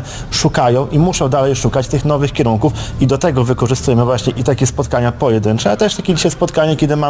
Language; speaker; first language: Polish; native; Polish